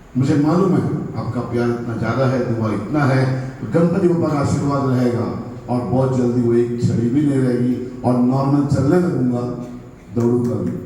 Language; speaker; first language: Hindi; non-native, local second language; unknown